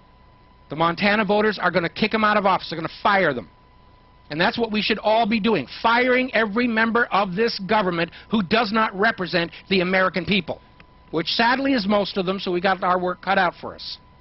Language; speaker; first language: English; native; English